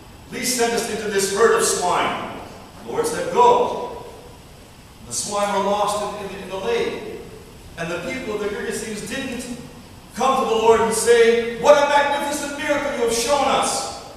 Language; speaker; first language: English; early bilingual, other home language; Russian